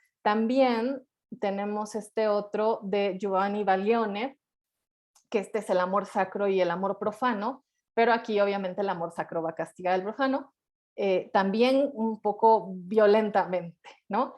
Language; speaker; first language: Spanish; native; Spanish